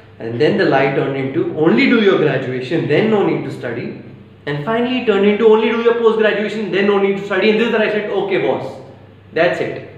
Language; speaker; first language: English; non-native, local second language; Maithili